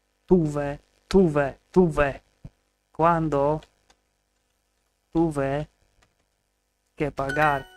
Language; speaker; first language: Spanish; non-native, learner; English